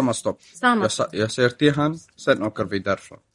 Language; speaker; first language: Swedish; non-native, fluent; Arabic